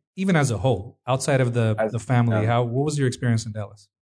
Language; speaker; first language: English; non-native, fluent; Amharic